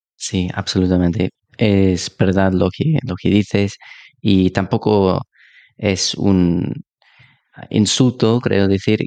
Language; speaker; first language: Spanish; non-native, fluent; English